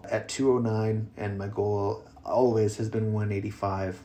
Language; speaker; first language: English; native; English